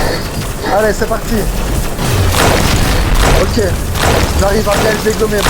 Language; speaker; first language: French; native; French